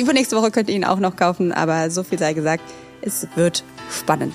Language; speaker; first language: German; native; German